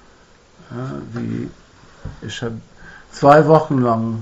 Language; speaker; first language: German; non-native, fluent; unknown